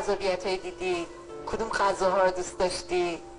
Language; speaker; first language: Persian; native; Persian